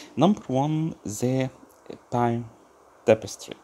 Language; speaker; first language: English; non-native, fluent; Arabic